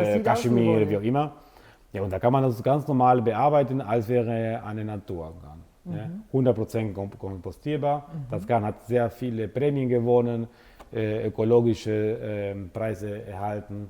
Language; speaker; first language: German; non-native, fluent; Italian